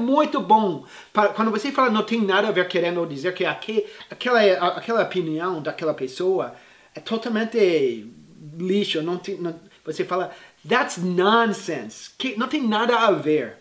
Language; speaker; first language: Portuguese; non-native, fluent; English